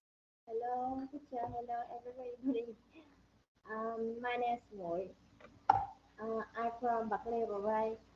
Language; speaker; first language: English; non-native, learner; Vietnamese